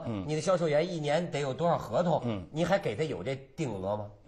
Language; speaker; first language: Chinese; native; Chinese